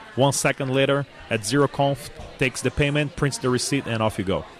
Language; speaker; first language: English; non-native, fluent; Portuguese